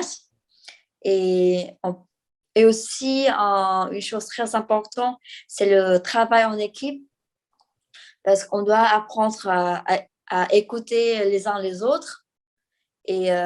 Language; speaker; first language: French; non-native, fluent; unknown